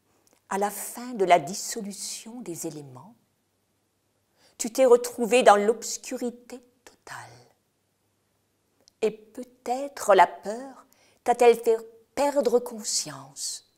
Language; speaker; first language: French; native; French